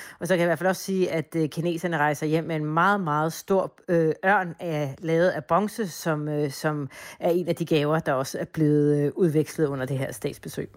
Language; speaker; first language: Danish; native; Danish